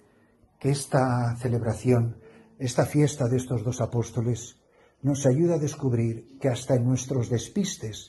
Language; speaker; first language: Spanish; native; Spanish